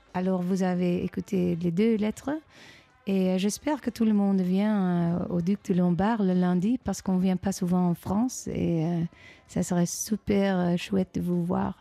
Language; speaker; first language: French; non-native, fluent; Dutch